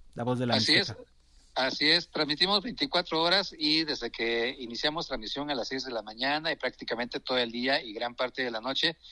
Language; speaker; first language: Spanish; non-native, local second language; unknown